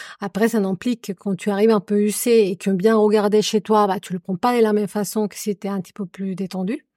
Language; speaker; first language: French; non-native, fluent; Spanish